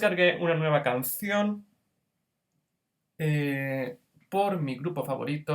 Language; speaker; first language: Spanish; non-native, fluent; English